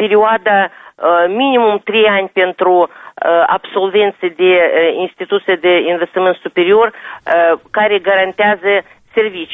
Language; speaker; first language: Romanian; non-native, local second language; Russian